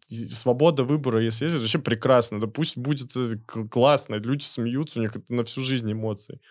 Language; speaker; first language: Russian; native; Russian